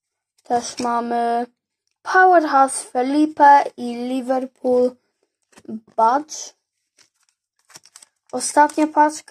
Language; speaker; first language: Polish; early bilingual, heritage; Polish